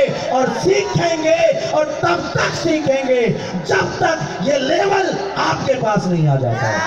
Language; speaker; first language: Hindi; native; Hindi